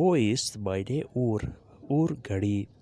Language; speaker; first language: German; non-native, learner; Urdu